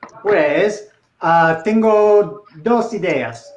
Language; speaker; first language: Spanish; non-native, learner; English